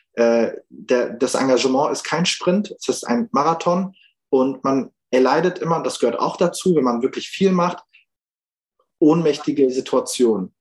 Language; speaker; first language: German; early bilingual, other home language; Turkish